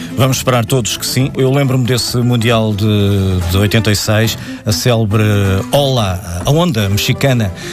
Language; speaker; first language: Portuguese; native; Portuguese